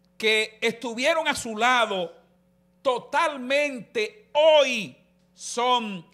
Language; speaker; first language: Spanish; native; Spanish